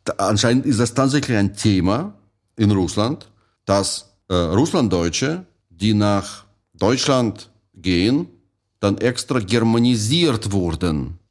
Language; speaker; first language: German; non-native, fluent; Russian